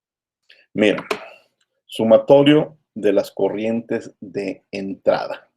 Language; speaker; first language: Spanish; native; Spanish